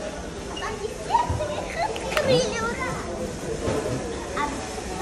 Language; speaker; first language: Russian; early bilingual, heritage; Russian